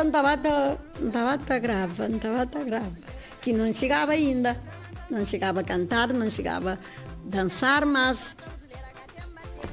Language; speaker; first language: Portuguese; non-native, local second language; Kabuverdianu